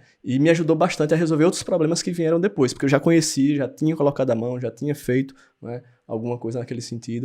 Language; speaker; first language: Portuguese; native; Portuguese